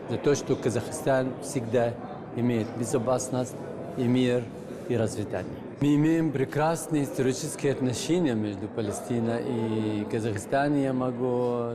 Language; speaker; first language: Russian; non-native, fluent; Arabic